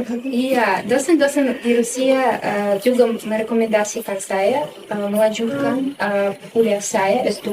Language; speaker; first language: Indonesian; non-native, fluent; Russian